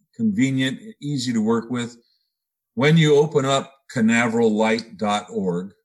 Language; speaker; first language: English; native; English